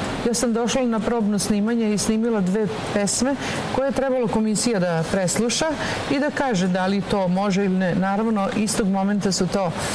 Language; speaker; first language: Serbian; native; Serbian